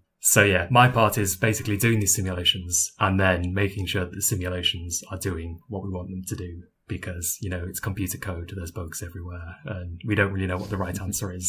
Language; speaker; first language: English; native; English